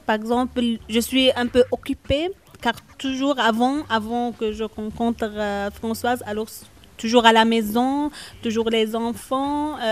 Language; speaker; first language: French; non-native, local second language; Arabic